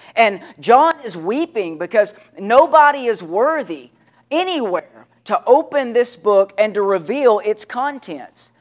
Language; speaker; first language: English; native; English